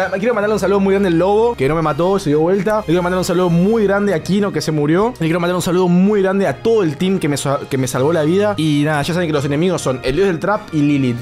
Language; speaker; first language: Spanish; early bilingual, other home language; Chinese